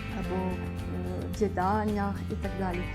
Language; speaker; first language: Ukrainian; non-native, fluent; French